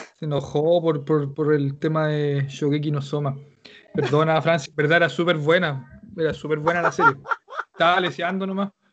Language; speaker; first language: Spanish; native; Spanish